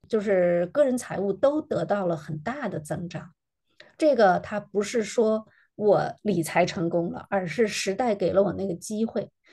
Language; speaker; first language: Chinese; native; Chinese